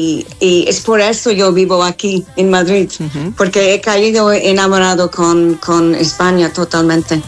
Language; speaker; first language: Spanish; non-native, learner; English